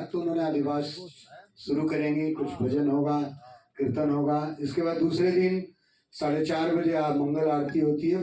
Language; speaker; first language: Hindi; native; Hindi